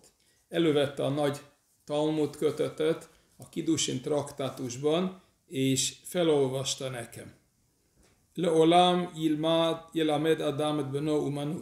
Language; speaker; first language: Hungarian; early bilingual, heritage; English